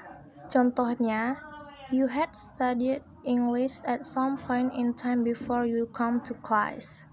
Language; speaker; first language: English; non-native, learner; Indonesian